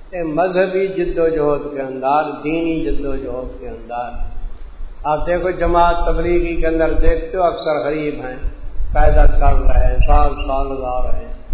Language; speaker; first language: Urdu; non-native, local second language; Saraiki